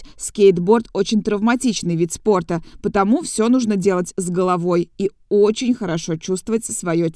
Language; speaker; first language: Russian; native; Russian